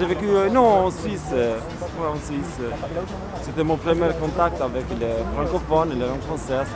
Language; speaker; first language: French; non-native, fluent; Albanian